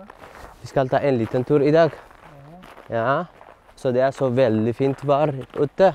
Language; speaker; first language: Norwegian; non-native, learner; Tigrinya